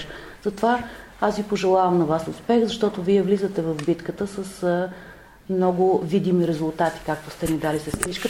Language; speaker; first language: Bulgarian; native; Bulgarian